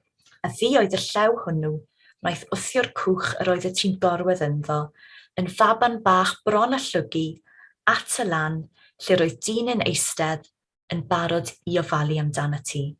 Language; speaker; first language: Welsh; native; Welsh